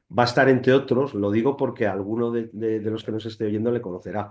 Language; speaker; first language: Spanish; native; Spanish